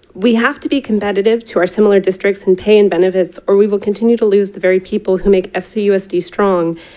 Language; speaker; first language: English; native; English